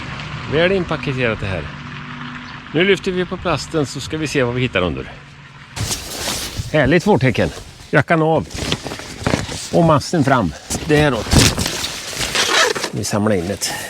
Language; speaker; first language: Swedish; native; Swedish